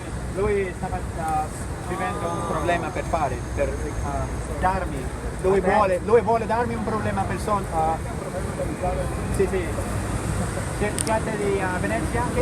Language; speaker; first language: Italian; non-native, learner; Spanish